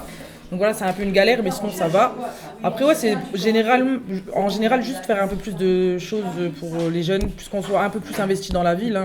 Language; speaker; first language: French; native; French